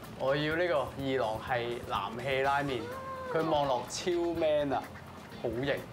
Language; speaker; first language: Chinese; native; Chinese